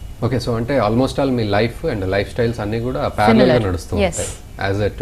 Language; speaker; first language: Telugu; native; Telugu